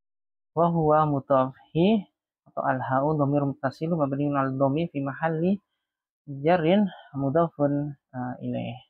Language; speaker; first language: Arabic; non-native, fluent; Indonesian